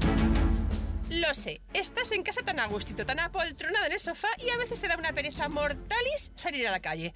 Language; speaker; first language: Spanish; native; Spanish